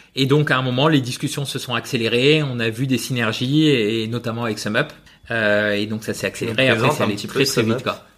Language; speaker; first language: French; non-native, fluent; Spanish